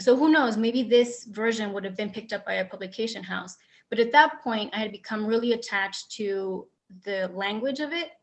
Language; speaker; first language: English; early bilingual, other home language; Spanish